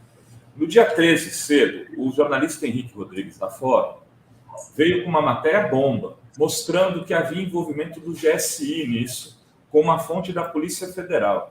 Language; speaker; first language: Portuguese; native; Portuguese